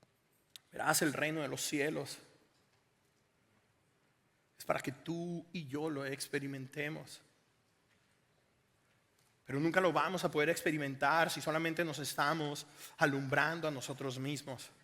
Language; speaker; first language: Spanish; native; Spanish